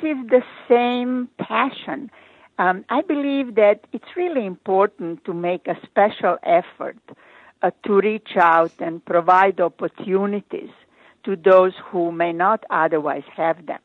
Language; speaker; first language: English; non-native, fluent; Croatian